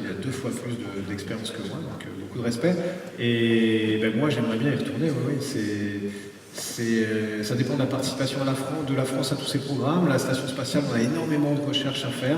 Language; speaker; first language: French; native; French